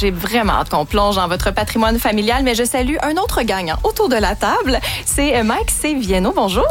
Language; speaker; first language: French; native; French